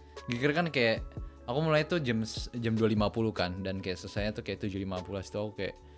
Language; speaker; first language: Indonesian; early bilingual, heritage; Indonesian